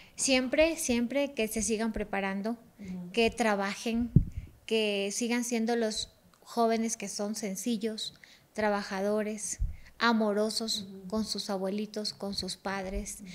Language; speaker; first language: Spanish; native; Spanish